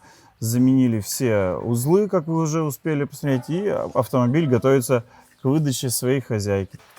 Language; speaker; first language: Russian; native; Russian